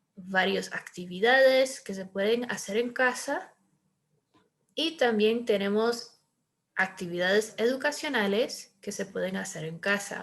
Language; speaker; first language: Spanish; early bilingual, heritage; Spanish